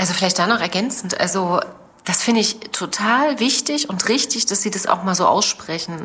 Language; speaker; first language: German; native; German